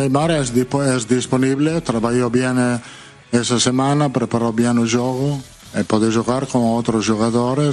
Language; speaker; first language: Portuguese; non-native, fluent; Italian